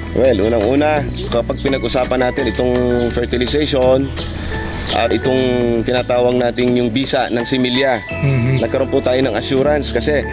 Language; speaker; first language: Filipino; native; Filipino